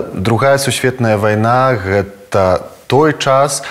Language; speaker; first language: Belarusian; native; Belarusian